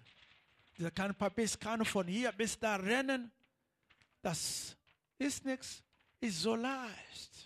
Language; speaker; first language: German; non-native, learner; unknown